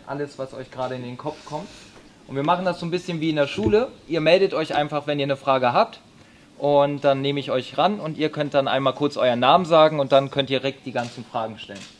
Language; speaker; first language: German; native; German